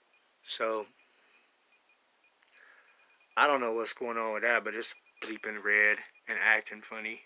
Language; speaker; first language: English; native; English